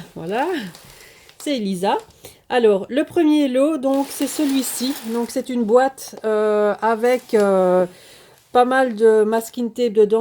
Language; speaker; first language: French; native; French